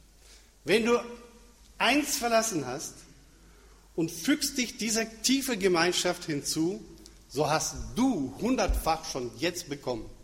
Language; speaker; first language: German; non-native, fluent; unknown